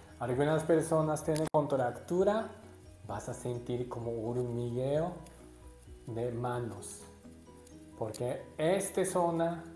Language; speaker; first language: Spanish; non-native, learner; Japanese